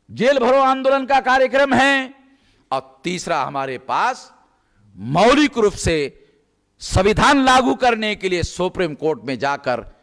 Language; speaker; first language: Hindi; non-native, local second language; Marathi